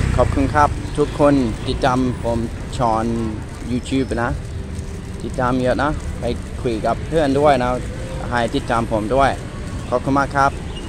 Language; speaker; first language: Thai; non-native, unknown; English